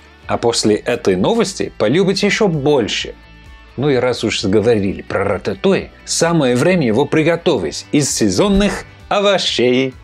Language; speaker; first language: Russian; non-native, fluent; English